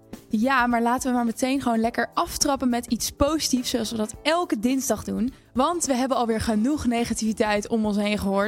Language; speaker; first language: Dutch; native; Dutch